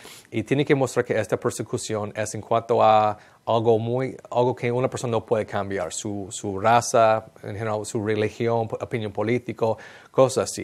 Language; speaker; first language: Spanish; non-native, fluent; English